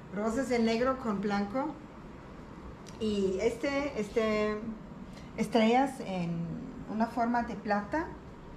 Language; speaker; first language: Spanish; non-native, learner; German